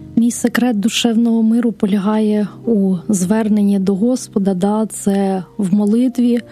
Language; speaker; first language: Ukrainian; native; Ukrainian